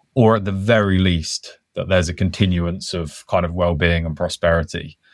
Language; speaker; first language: English; native; English